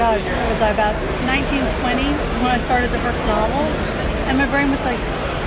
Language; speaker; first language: English; native; English